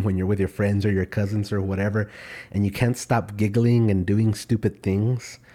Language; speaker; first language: English; early bilingual, other home language; Spanish